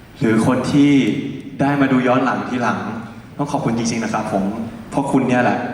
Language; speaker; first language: Thai; native; Thai